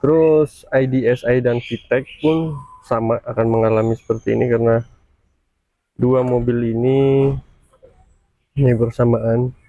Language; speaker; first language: Indonesian; native; Indonesian